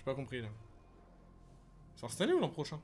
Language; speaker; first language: French; native; French